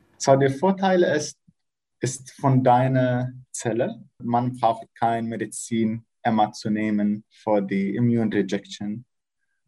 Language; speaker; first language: German; non-native, learner; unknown